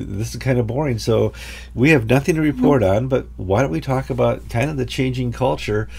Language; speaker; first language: English; native; English